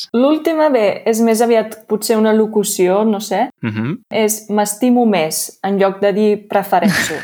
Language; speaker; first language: Catalan; non-native, fluent; German